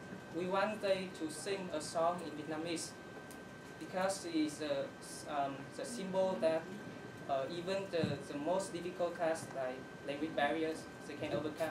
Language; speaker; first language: English; non-native, learner; Vietnamese